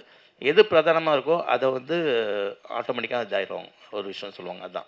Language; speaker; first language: Tamil; native; Tamil